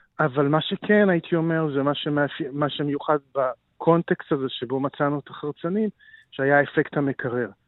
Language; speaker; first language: Hebrew; native; Hebrew